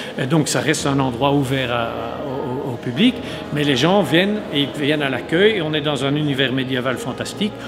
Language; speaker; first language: French; native; French